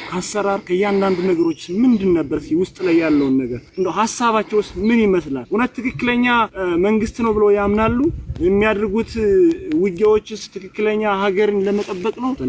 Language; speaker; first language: Amharic; native; Amharic